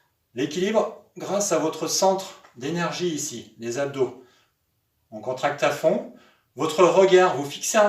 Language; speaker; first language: French; native; French